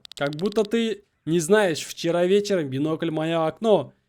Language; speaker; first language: Russian; non-native, local second language; Kazakh